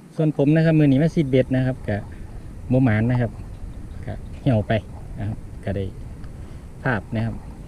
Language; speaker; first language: Thai; native; Thai